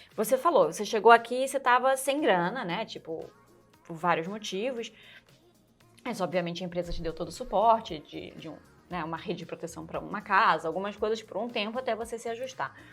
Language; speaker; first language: Portuguese; native; Portuguese